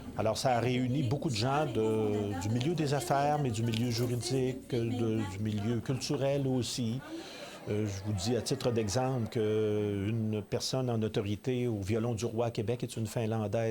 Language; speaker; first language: French; native; French